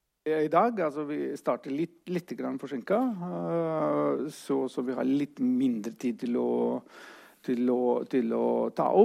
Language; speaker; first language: Norwegian; non-native, fluent; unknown